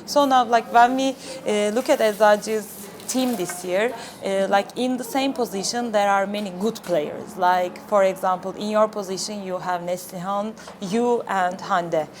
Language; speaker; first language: English; non-native, fluent; Turkish